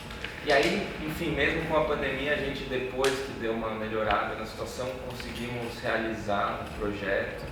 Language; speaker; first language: Portuguese; native; Portuguese